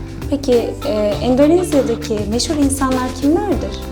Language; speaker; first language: Turkish; native; Turkish